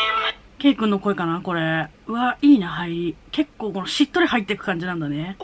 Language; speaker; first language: Japanese; native; Japanese